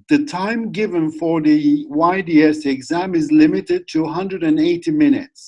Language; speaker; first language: English; non-native, fluent; Turkish